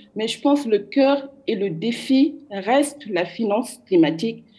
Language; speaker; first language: French; non-native, local second language; Wolof